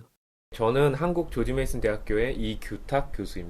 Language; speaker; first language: Korean; native; Korean